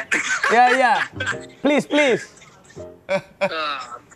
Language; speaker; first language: English; non-native, learner; Indonesian